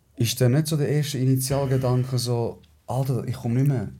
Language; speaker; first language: German; non-native, fluent; Spanish